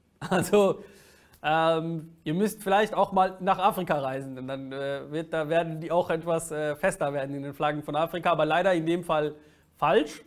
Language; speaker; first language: German; native; German